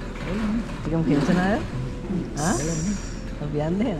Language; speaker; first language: Korean; non-native, learner; Sinhala